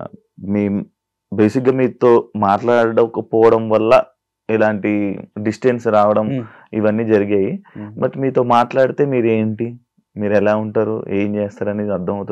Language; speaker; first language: Telugu; native; Telugu